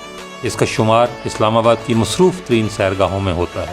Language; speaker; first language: Urdu; native; Urdu